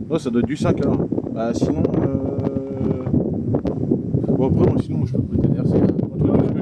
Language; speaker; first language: French; native; French